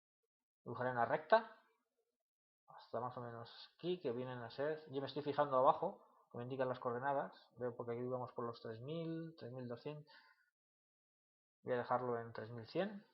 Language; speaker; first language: Spanish; native; Spanish